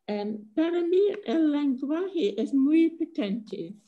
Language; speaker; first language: Spanish; non-native, fluent; English